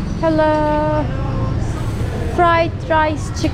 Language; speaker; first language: English; non-native, learner; Turkish